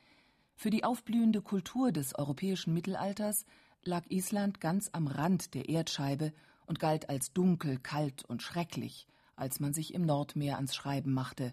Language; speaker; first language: German; native; German